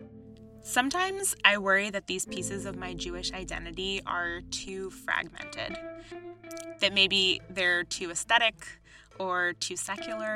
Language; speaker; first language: English; native; English